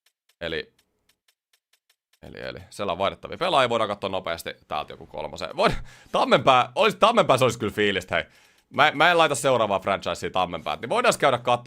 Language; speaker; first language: Finnish; native; Finnish